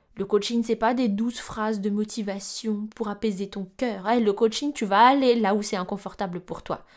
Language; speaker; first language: French; non-native, local second language; Malagasy